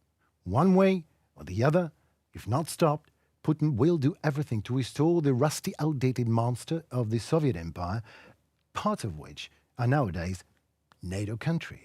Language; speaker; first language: English; non-native, fluent; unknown